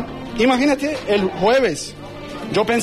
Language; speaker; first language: Spanish; non-native, learner; Turkish